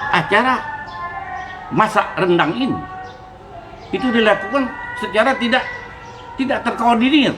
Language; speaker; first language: Indonesian; native; Indonesian